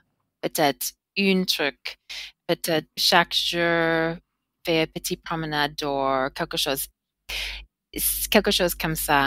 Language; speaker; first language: French; non-native, learner; English